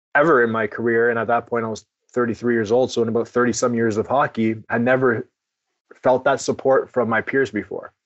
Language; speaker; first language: English; native; English